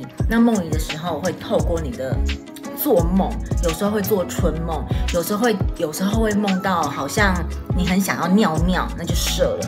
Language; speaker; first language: Chinese; native; Chinese